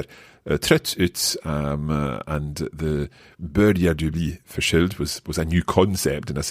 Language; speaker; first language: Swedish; non-native, learner; English